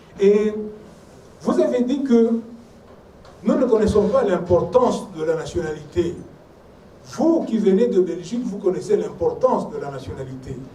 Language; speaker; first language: French; non-native, local second language; Swahili